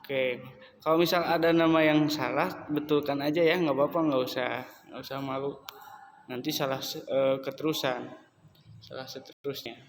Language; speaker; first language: Indonesian; native; Indonesian